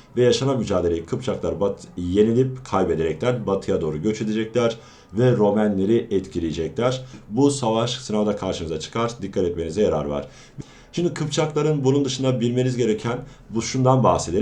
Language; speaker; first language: Turkish; native; Turkish